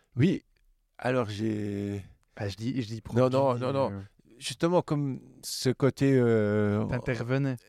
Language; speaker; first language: French; native; French